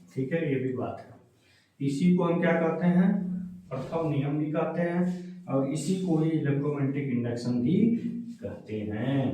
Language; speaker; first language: Hindi; native; Hindi